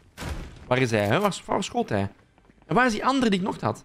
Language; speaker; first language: Dutch; native; Dutch